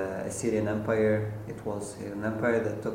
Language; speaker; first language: English; non-native, fluent; Arabic